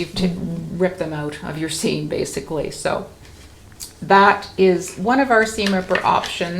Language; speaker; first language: English; native; English